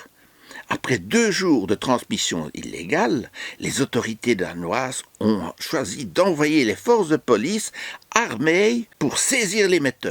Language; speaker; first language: French; native; French